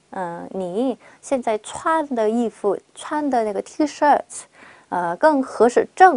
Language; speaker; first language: Chinese; non-native, fluent; Korean